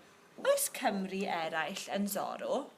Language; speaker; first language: Welsh; non-native, local second language; English